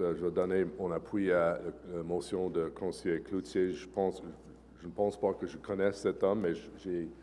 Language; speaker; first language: French; non-native, local second language; English